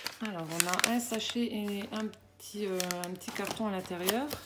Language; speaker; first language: French; native; French